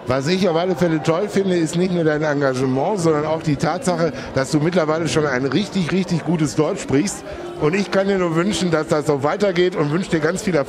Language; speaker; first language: German; native; German